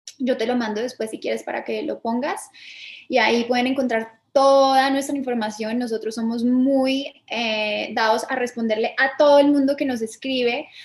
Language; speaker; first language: Spanish; early bilingual, other home language; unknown